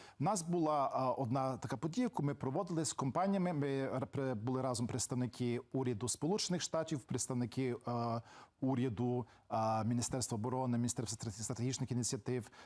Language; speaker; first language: Ukrainian; early bilingual, heritage; Ukrainian